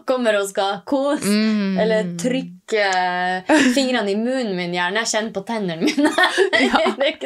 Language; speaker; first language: Norwegian; native; Norwegian